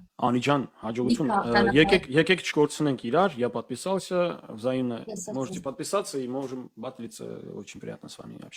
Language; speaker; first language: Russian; non-native, fluent; Armenian